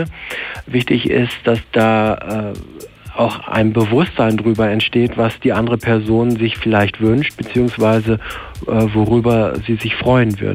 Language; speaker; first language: German; native; German